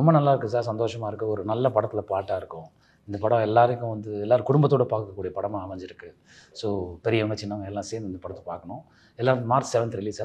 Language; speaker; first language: Tamil; native; Tamil